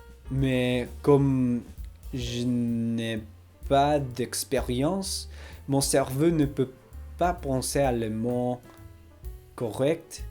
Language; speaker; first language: French; non-native, learner; English